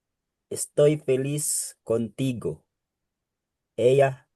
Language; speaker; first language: Spanish; non-native, learner; Filipino